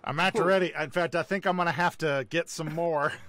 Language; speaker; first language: English; native; English